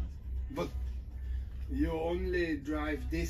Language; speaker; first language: English; non-native, learner; German